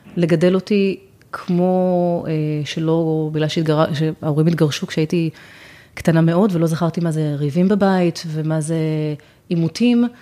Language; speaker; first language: Hebrew; native; Hebrew